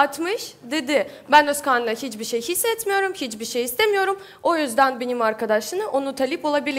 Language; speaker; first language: Turkish; non-native, learner; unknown